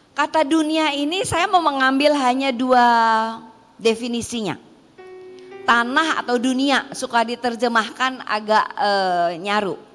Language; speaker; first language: Indonesian; early bilingual, heritage; Indonesian